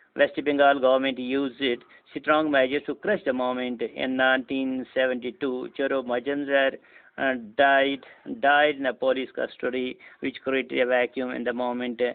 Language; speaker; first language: English; non-native, local second language; Urdu